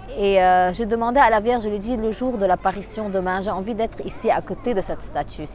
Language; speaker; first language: French; non-native, local second language; Arabic